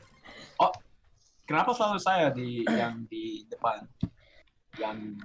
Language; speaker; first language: Indonesian; early bilingual, heritage; Indonesian